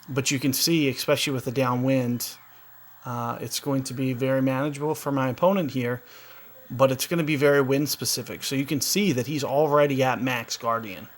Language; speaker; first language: English; native; English